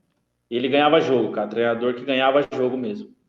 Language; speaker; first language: Portuguese; native; Portuguese